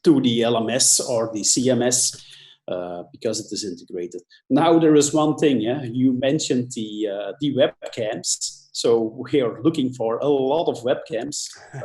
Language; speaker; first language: English; non-native, fluent; Dutch